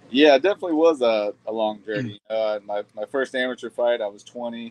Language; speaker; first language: English; native; English